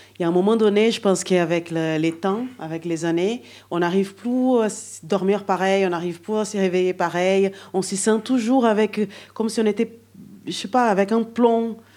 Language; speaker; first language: French; non-native, fluent; Portuguese